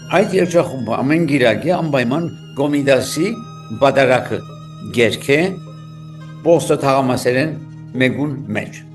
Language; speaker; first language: Armenian; early bilingual, heritage; Armenian